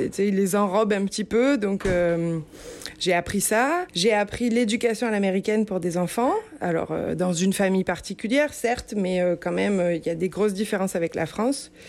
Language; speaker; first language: French; native; French